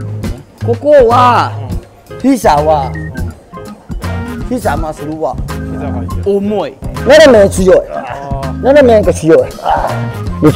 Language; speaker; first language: Japanese; non-native, learner; Thai